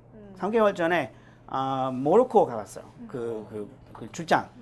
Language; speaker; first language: Korean; non-native, learner; French